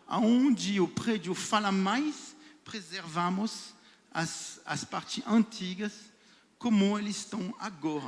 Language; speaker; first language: Portuguese; non-native, fluent; French